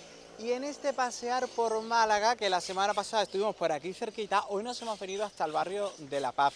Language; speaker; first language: Spanish; native; Spanish